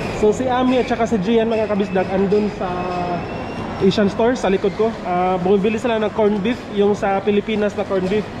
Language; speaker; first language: Filipino; non-native, local second language; Cebuano